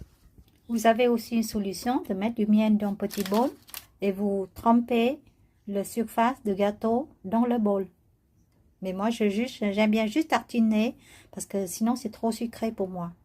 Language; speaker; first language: French; non-native, learner; Vietnamese